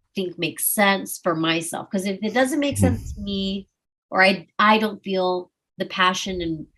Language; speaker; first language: English; native; English